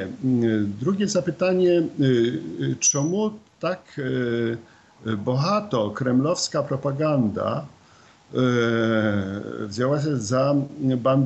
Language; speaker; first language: Polish; non-native, learner; Ukrainian